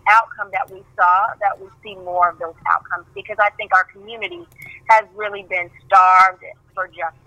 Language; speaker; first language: English; native; English